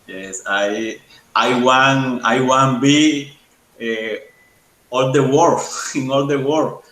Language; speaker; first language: English; non-native, learner; Spanish